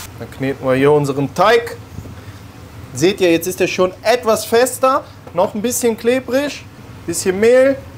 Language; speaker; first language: German; early bilingual, other home language; Italian